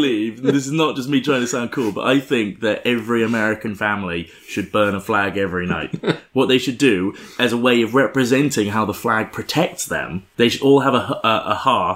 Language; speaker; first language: English; native; English